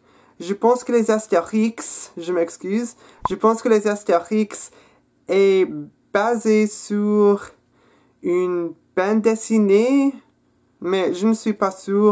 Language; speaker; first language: French; non-native, local second language; English